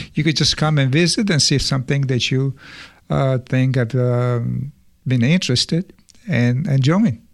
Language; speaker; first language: English; non-native, fluent; Italian